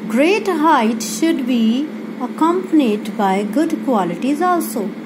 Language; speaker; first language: English; non-native, local second language; Punjabi